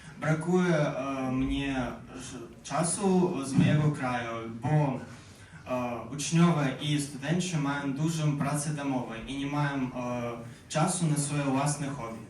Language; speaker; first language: Polish; non-native, learner; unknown